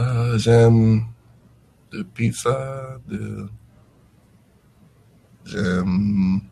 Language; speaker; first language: French; non-native, learner; English